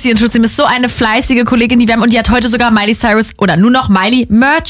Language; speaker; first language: German; native; German